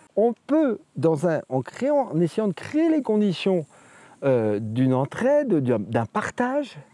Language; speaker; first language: French; native; French